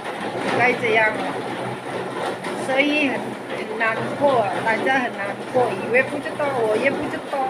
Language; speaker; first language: Chinese; non-native, learner; Indonesian